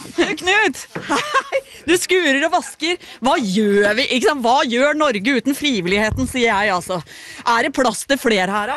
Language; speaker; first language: Norwegian; native; Norwegian